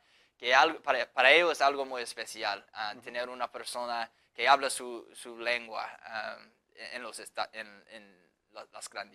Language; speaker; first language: Spanish; non-native, fluent; English